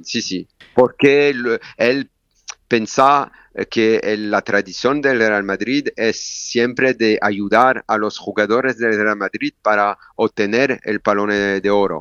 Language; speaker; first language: Spanish; non-native, learner; French